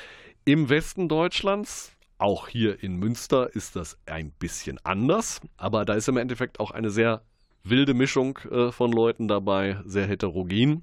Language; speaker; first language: German; native; German